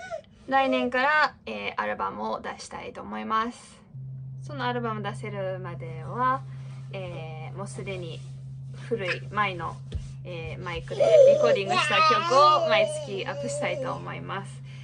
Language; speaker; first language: Japanese; non-native, fluent; English